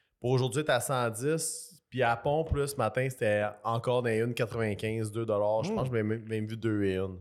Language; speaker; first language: French; native; French